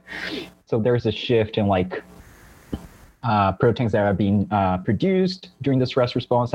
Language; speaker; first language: English; non-native, fluent; Portuguese